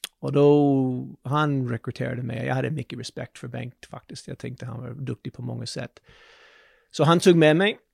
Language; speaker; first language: Swedish; non-native, fluent; English